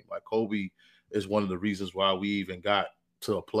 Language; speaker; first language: English; native; English